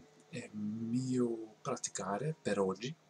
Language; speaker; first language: Italian; non-native, learner; English